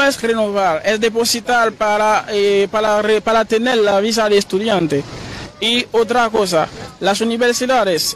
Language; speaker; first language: Spanish; non-native, learner; Haitian Creole